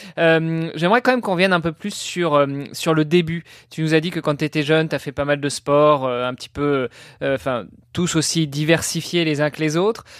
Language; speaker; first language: French; non-native, fluent; Italian